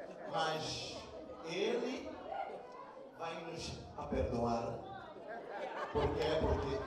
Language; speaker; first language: Portuguese; non-native, learner; Swati